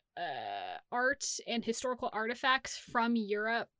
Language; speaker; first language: English; native; English